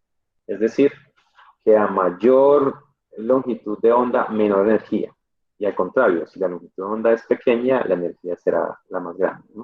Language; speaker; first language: Spanish; native; Spanish